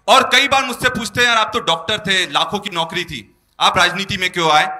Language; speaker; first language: Hindi; native; Hindi